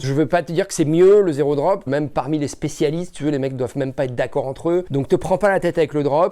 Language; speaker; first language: French; native; French